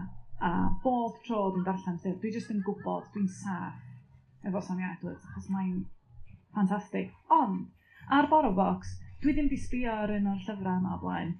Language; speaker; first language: Welsh; native; Welsh